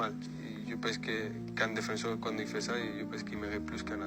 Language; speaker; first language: French; non-native, fluent; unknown